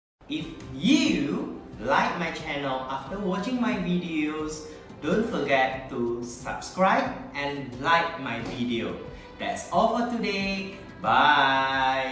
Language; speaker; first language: English; non-native, local second language; Chinese